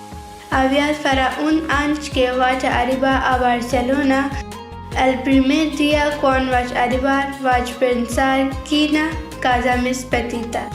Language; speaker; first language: Catalan; non-native, learner; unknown